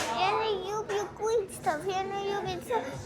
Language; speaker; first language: Ukrainian; early bilingual, heritage; Ukrainian